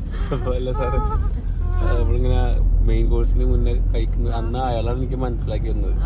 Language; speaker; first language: Malayalam; native; Malayalam